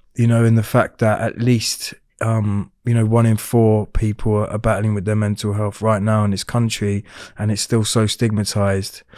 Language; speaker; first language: English; native; English